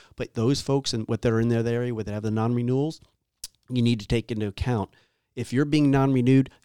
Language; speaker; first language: English; native; English